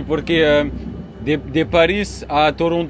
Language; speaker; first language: Spanish; non-native, learner; French